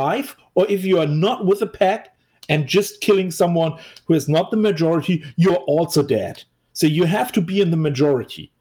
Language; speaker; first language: English; non-native, fluent; German